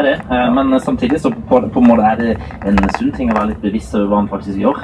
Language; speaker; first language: Norwegian; native; Norwegian